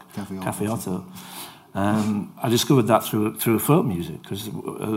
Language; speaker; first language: English; native; English